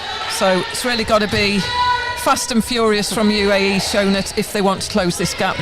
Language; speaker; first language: English; native; English